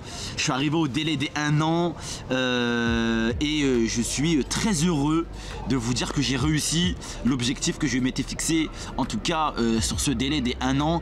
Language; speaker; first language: French; native; French